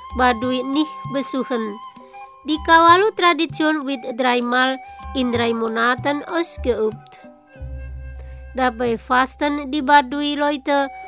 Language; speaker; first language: German; non-native, learner; Indonesian